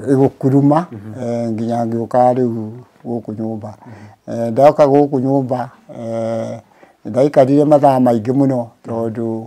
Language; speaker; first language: Kikuyu; native; Kikuyu